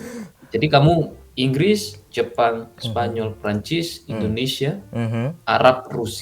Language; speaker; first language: Indonesian; native; Indonesian